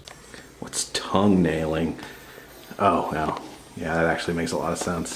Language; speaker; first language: English; native; English